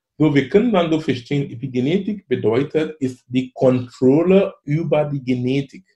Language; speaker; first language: German; non-native, fluent; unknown